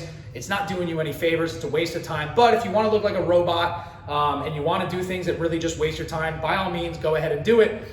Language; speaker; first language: English; native; English